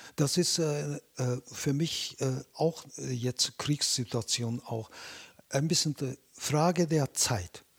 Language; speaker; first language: German; non-native, fluent; Japanese